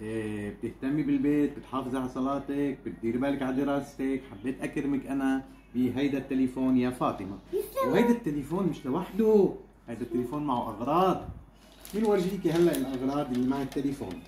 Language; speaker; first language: Arabic; native; Arabic